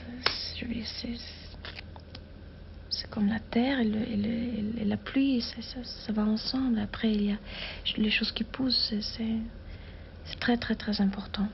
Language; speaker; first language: French; non-native, fluent; German